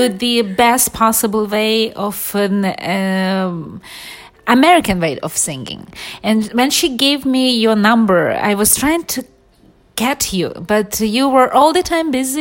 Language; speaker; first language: English; non-native, fluent; Ukrainian